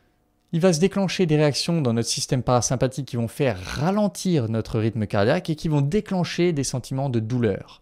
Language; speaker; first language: French; native; French